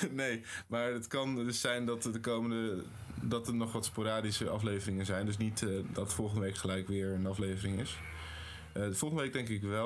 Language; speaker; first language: Dutch; native; Dutch